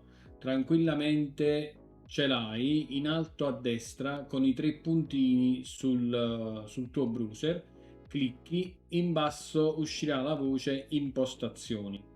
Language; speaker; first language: Italian; native; Italian